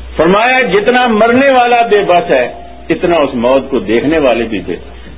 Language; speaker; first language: Urdu; non-native, local second language; Punjabi